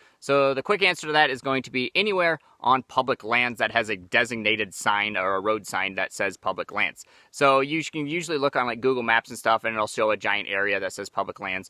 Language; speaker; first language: English; native; English